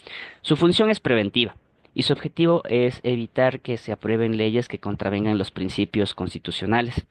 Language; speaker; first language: Spanish; native; Spanish